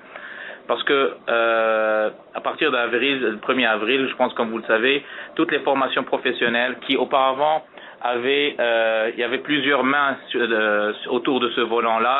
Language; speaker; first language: French; native; French